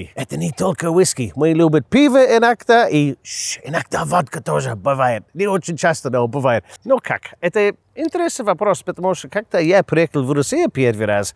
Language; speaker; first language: Russian; non-native, learner; English